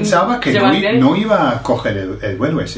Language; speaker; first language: Spanish; non-native, fluent; English